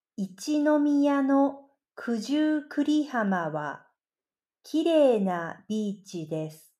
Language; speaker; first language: Japanese; native; Japanese